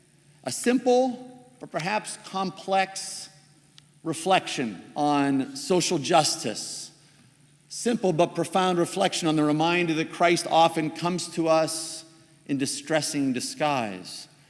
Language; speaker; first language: English; native; English